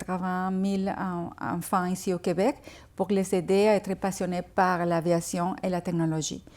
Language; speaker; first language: French; non-native, fluent; Spanish